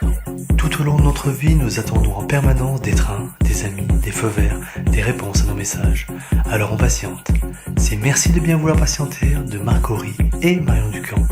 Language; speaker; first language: French; native; French